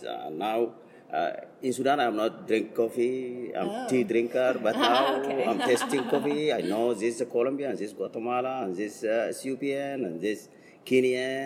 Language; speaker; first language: English; non-native, learner; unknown